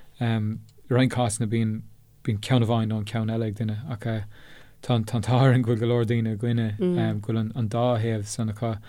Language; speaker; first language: Irish; non-native, local second language; English